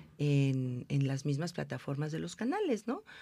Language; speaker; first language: Spanish; native; Spanish